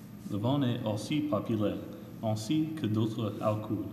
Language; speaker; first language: French; non-native, learner; English